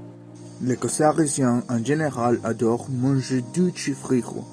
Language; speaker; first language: French; non-native, learner; Spanish